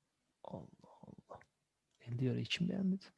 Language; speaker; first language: Turkish; native; Turkish